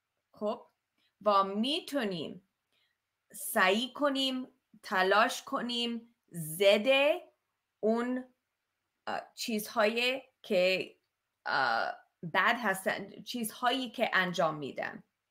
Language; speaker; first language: Persian; non-native, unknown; English